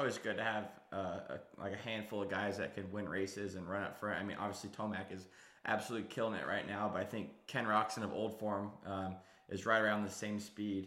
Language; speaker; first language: English; native; English